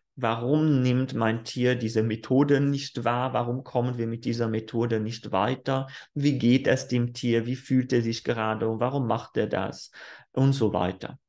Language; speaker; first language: German; non-native, fluent; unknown